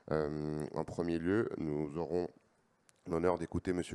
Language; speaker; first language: French; native; French